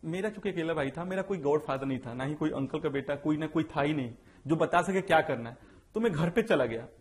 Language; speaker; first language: Hindi; native; Hindi